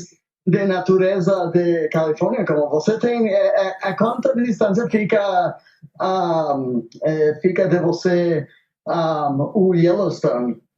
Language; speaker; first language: Portuguese; non-native, learner; Spanish